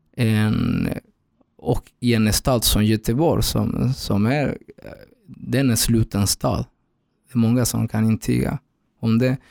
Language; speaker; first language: Swedish; non-native, fluent; Spanish